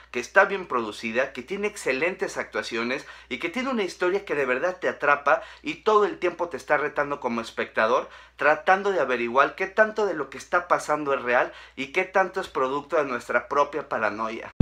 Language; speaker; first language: Spanish; native; Spanish